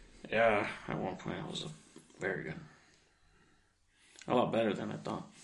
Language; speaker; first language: English; early bilingual, other home language; Spanish